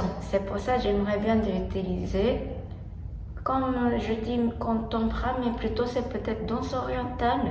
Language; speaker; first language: French; non-native, learner; Japanese